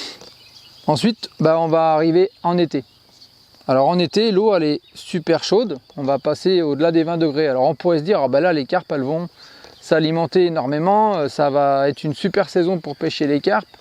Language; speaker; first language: French; native; French